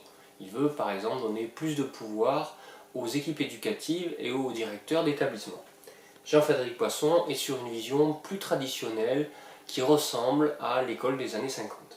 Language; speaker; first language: French; native; French